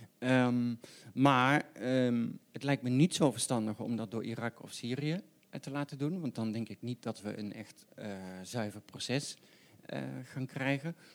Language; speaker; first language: Dutch; native; Dutch